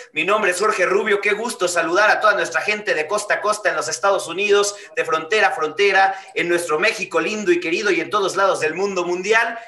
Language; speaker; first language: Spanish; native; Spanish